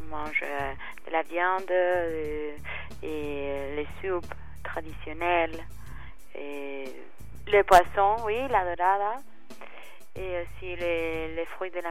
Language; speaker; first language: French; non-native, fluent; Spanish